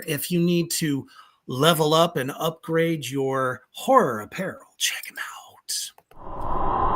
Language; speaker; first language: English; native; English